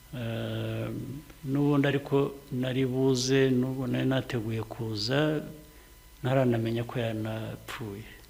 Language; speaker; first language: Kinyarwanda; early bilingual, heritage; Kinyarwanda